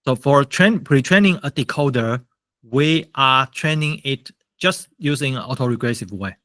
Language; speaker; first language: English; non-native, fluent; Chinese